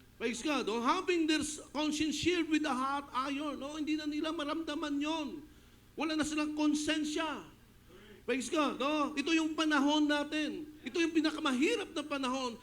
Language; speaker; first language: Filipino; non-native, local second language; Hiligaynon